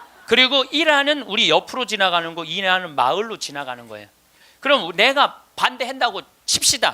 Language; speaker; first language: Korean; native; Korean